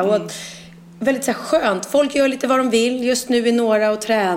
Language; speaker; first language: Swedish; native; Swedish